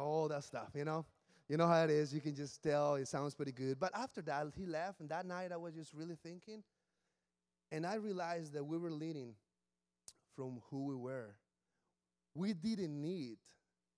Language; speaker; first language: English; non-native, fluent; Spanish